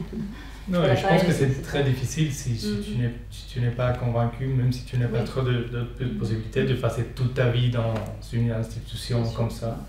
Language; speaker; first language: French; non-native, fluent; Spanish